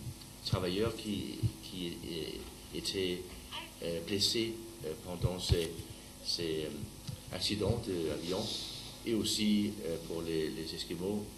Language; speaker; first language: French; non-native, learner; Danish